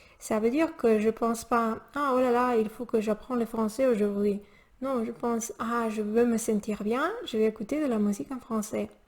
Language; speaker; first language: French; non-native, learner; Spanish